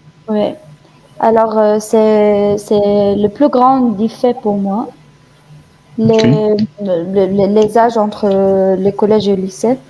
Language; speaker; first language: French; non-native, fluent; Arabic